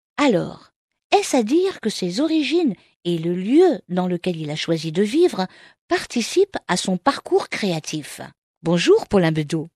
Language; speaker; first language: French; non-native, local second language; Arabic